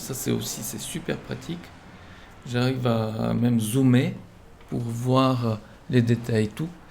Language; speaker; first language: French; non-native, fluent; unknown